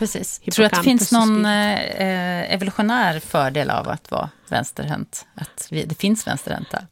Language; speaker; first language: Swedish; native; Swedish